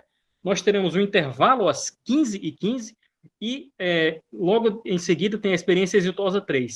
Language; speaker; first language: Portuguese; native; Portuguese